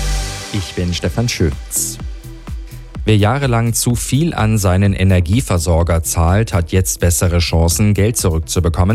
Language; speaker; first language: German; native; German